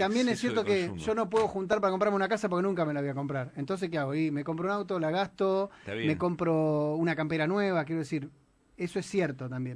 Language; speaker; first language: Spanish; native; Spanish